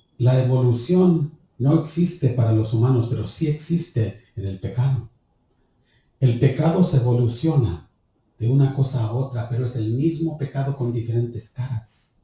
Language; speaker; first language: Spanish; early bilingual, heritage; Spanish